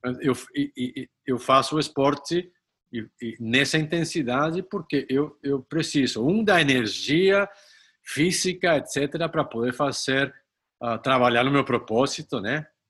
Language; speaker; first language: Portuguese; non-native, fluent; Spanish